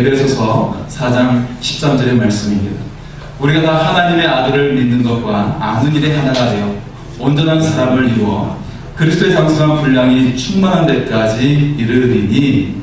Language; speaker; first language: Korean; native; Korean